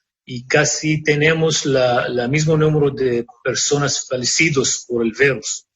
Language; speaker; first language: Spanish; non-native, fluent; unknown